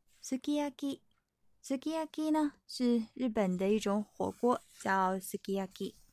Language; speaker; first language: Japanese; non-native, fluent; Chinese